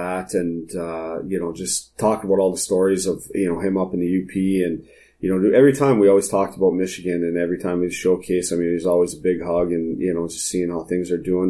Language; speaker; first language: English; native; English